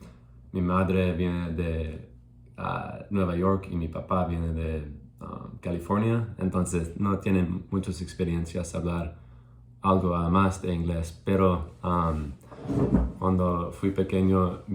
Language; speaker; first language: Spanish; non-native, learner; English